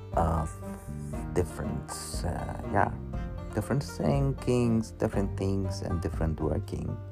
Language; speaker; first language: English; non-native, learner; German